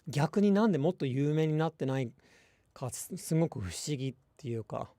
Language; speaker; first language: Japanese; non-native, fluent; English